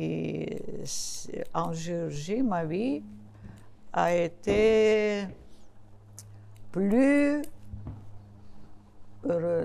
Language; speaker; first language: French; non-native, learner; Russian